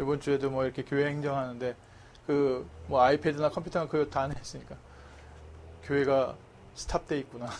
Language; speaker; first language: Korean; native; Korean